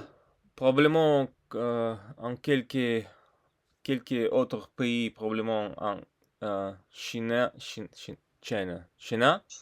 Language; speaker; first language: French; non-native, learner; Russian